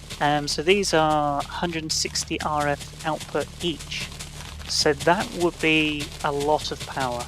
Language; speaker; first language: English; native; English